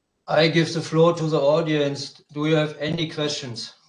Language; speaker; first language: English; non-native, fluent; German